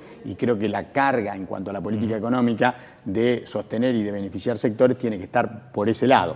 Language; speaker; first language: Spanish; native; Spanish